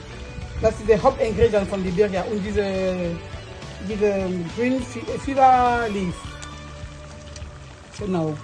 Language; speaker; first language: German; non-native, fluent; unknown